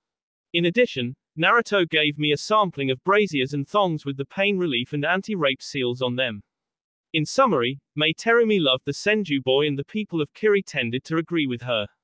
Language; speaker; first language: English; native; English